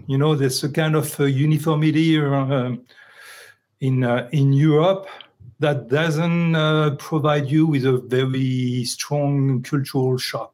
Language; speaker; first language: English; non-native, fluent; French